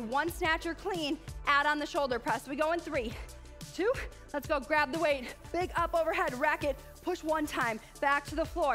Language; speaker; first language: English; native; English